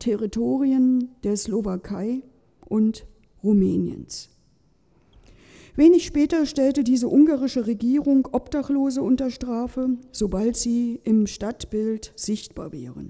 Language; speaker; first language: German; native; German